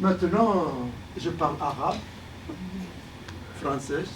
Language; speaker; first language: French; early bilingual, other home language; Arabic